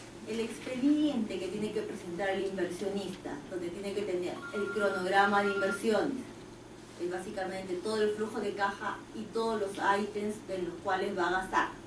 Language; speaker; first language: Spanish; native; Spanish